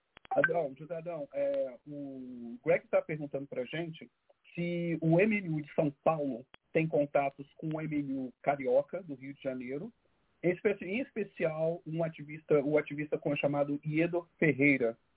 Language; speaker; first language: Portuguese; native; Portuguese